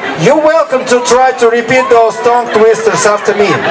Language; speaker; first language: English; non-native, fluent; Russian